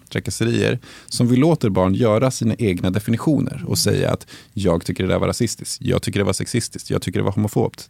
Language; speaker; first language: Swedish; native; Swedish